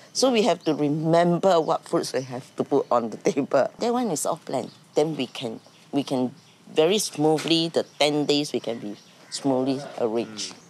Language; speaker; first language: English; non-native, local second language; Chinese